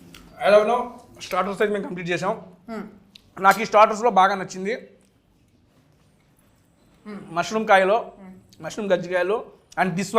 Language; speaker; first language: Telugu; native; Telugu